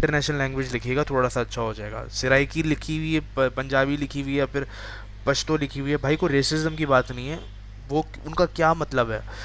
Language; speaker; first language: Urdu; native; Urdu